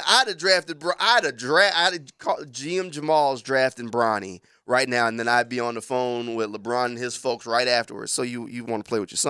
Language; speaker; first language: English; native; English